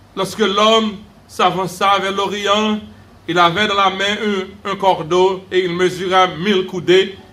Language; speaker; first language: French; native; French